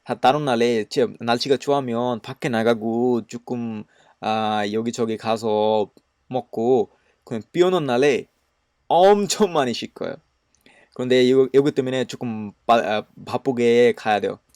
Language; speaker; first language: Korean; non-native, learner; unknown